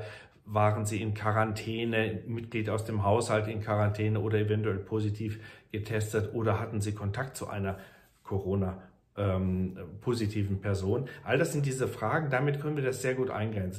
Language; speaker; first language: German; native; German